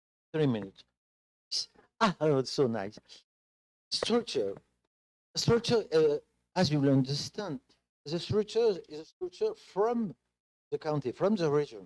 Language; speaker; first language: English; non-native, fluent; French